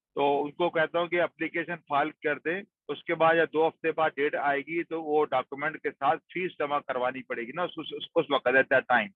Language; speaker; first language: Urdu; native; Urdu